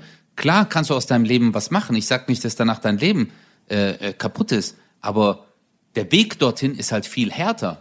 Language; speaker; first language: German; early bilingual, other home language; Turkish